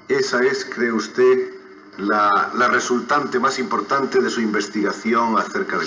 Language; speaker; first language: Spanish; native; Spanish